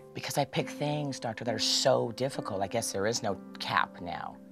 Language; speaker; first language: English; native; English